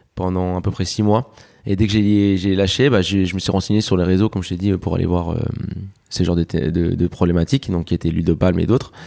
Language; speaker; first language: French; early bilingual, other home language; Spanish